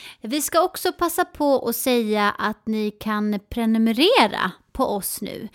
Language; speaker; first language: Swedish; non-native, fluent; Spanish